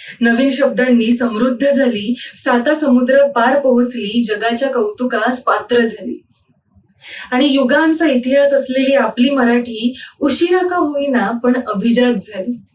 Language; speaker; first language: Marathi; native; Marathi